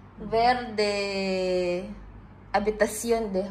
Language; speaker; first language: Spanish; non-native, learner; Filipino